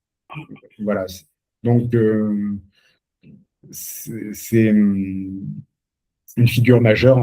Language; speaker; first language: French; native; French